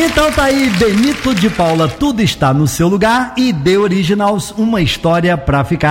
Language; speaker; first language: Portuguese; native; Portuguese